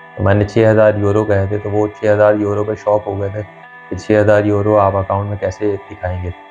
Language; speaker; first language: Urdu; non-native, local second language; Punjabi